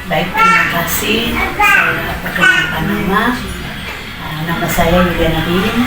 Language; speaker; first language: Indonesian; non-native, local second language; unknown